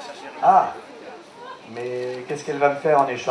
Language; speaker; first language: French; native; French